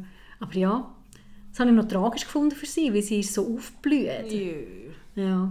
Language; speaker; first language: German; native; German